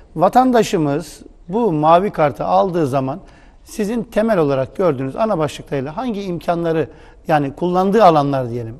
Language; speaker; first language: Turkish; native; Turkish